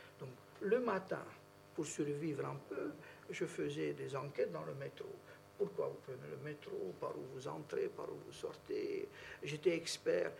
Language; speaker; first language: French; non-native, fluent; Romanian